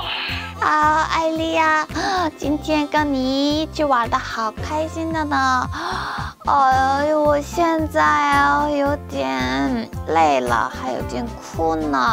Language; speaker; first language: Chinese; non-native, fluent; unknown